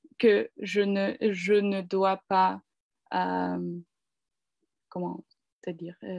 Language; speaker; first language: French; non-native, learner; Ukrainian